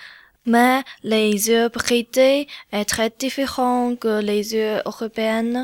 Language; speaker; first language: French; non-native, learner; Chinese